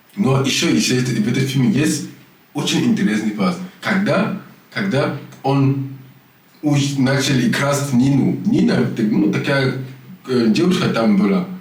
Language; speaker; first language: Russian; non-native, learner; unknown